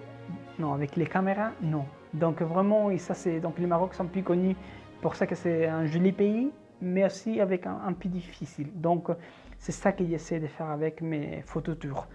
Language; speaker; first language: French; non-native, fluent; Spanish